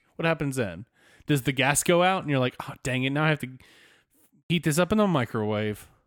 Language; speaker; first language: English; native; English